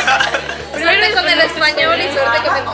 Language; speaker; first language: Spanish; native; Spanish